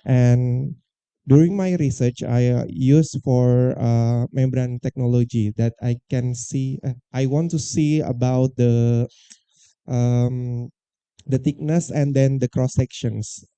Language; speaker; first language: English; non-native, learner; Indonesian